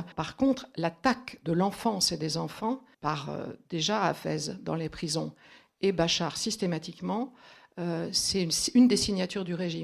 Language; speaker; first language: French; native; French